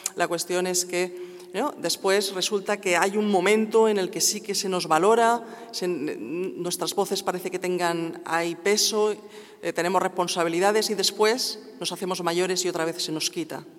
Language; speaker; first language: Spanish; non-native, local second language; Catalan